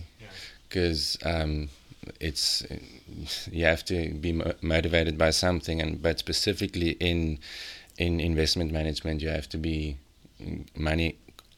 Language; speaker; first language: English; non-native, local second language; Afrikaans